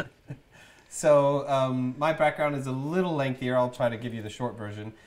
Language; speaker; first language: English; native; English